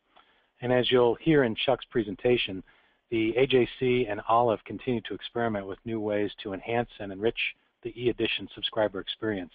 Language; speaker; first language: English; native; English